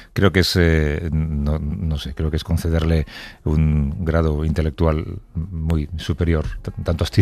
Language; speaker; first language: Spanish; native; Spanish